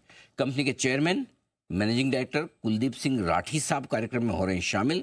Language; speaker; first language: Hindi; native; Hindi